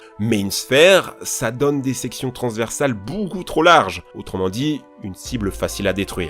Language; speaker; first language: French; native; French